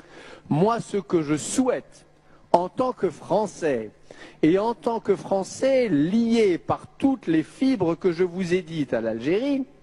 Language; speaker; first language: French; native; French